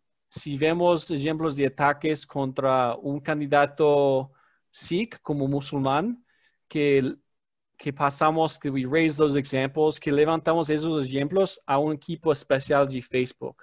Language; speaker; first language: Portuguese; non-native, learner; English